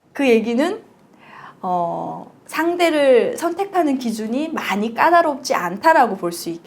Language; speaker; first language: Korean; native; Korean